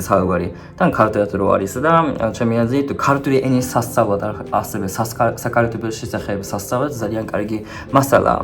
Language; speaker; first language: Georgian; non-native, fluent; Japanese